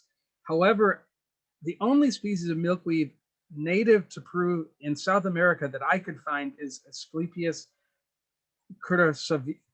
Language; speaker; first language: English; native; English